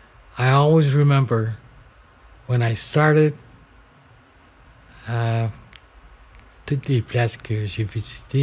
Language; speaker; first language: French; non-native, local second language; English